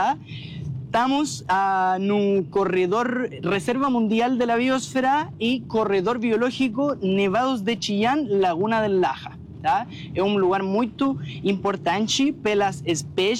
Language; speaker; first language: Portuguese; non-native, learner; Spanish